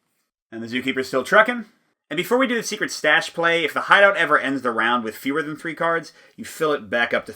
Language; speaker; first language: English; native; English